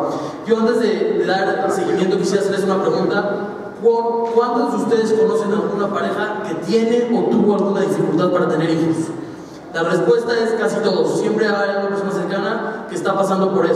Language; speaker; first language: Spanish; native; Spanish